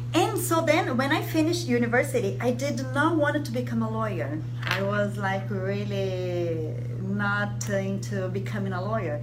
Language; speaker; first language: English; non-native, fluent; Portuguese